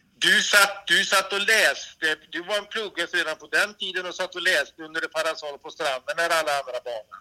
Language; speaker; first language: Swedish; native; Swedish